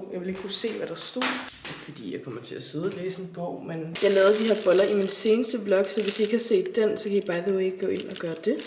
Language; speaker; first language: Danish; native; Danish